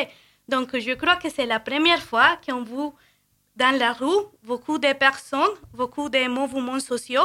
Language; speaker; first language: French; non-native, fluent; Spanish